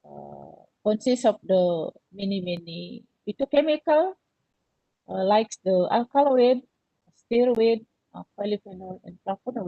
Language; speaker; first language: English; non-native, learner; Indonesian